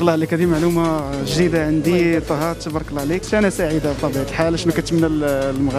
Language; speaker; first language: Arabic; native; Arabic